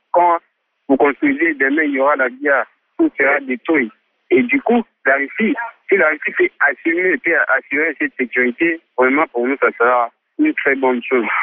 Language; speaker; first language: French; non-native, local second language; Swahili